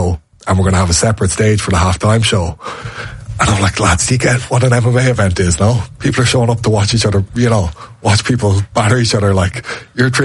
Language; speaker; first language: English; native; English